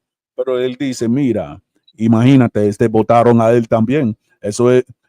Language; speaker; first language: Spanish; early bilingual, heritage; Spanish